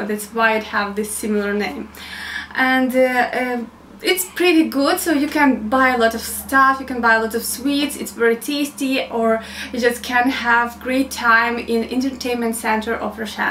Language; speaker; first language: English; non-native, learner; Ukrainian